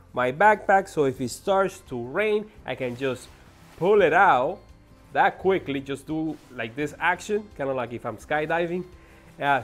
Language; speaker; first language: English; native; English